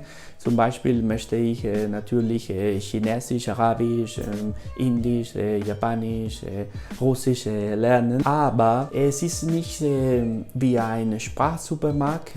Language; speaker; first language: German; non-native, fluent; Spanish